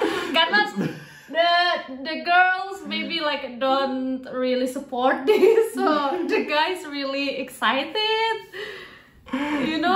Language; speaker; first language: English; non-native, fluent; Indonesian